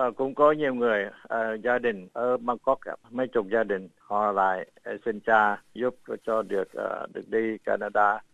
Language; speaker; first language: Vietnamese; early bilingual, heritage; Vietnamese